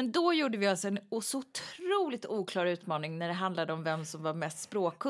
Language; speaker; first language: Swedish; native; Swedish